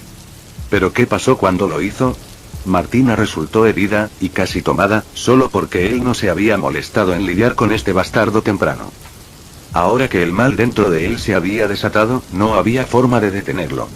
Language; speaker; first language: Spanish; native; Spanish